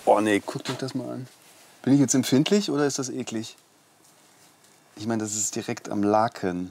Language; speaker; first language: German; native; German